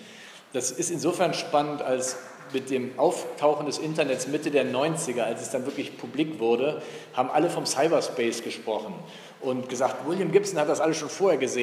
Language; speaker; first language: German; native; German